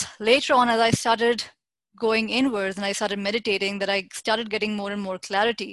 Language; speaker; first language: English; non-native, local second language; Hindi